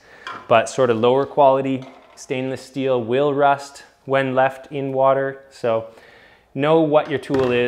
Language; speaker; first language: English; native; English